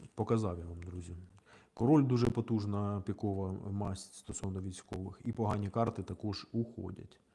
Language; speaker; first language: Ukrainian; non-native, local second language; Russian